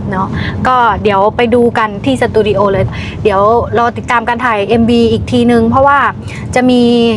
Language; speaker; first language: Thai; non-native, fluent; Lao